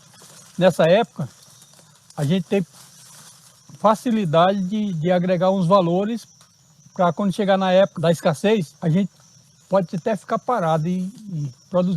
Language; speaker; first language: Portuguese; native; Portuguese